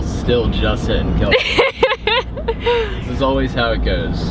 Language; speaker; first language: English; native; English